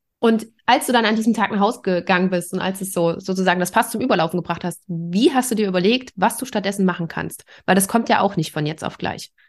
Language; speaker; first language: German; native; German